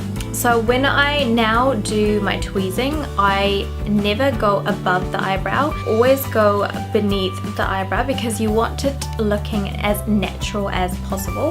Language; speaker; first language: English; non-native, local second language; Sinhala